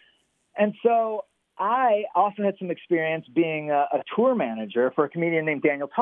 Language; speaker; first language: English; native; English